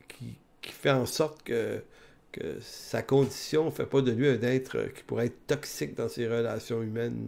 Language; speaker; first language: French; native; French